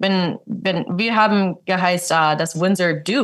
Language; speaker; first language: German; early bilingual, heritage; English